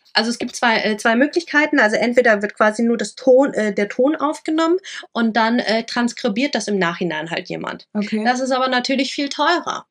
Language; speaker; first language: German; early bilingual, other home language; Vietnamese